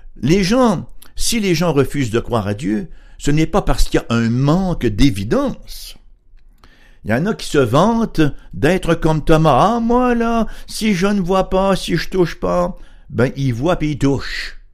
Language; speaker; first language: French; native; French